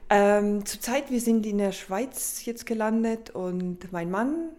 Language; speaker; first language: German; non-native, fluent; Estonian